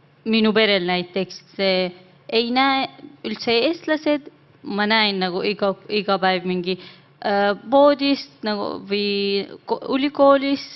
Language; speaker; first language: Estonian; non-native, learner; Arabic